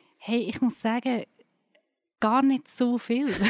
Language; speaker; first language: German; native; German